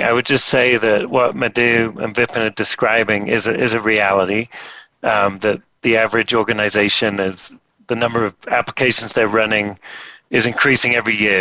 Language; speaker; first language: English; native; English